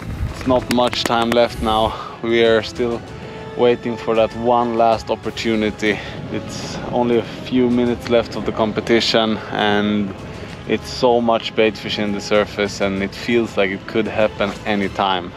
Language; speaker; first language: English; non-native, fluent; Swedish